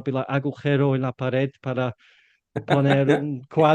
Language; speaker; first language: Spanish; non-native, fluent; English